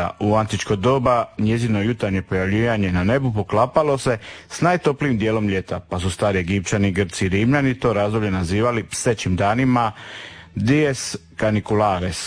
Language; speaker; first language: Serbian; native; Serbian